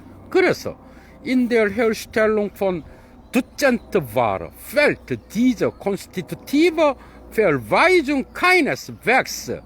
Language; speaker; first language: German; non-native, fluent; Korean